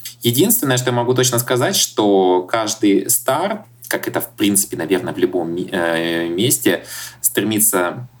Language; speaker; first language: Russian; native; Russian